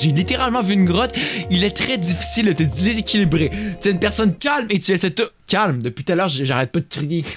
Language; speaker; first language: French; native; French